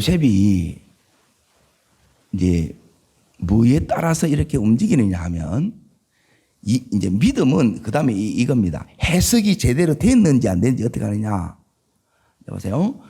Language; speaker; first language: Korean; native; Korean